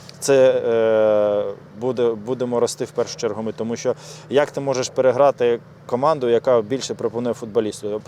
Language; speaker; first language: Ukrainian; non-native, local second language; Russian